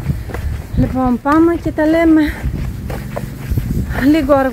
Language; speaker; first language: Greek; native; Greek